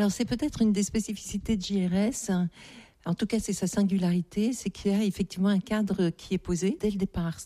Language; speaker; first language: French; native; French